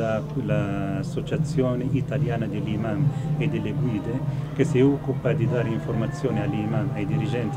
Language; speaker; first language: Italian; non-native, fluent; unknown